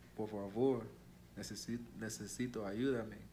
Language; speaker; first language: Spanish; non-native, learner; English